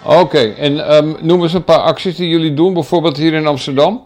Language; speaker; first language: Dutch; native; Dutch